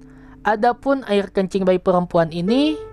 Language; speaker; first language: Indonesian; native; Indonesian